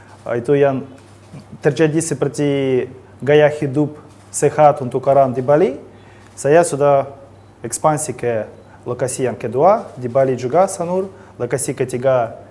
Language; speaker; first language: Indonesian; non-native, learner; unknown